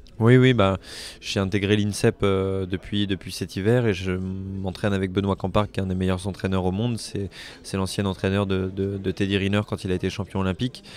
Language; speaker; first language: French; native; French